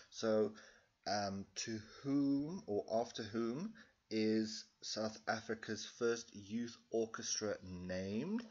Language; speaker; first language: English; non-native, local second language; Afrikaans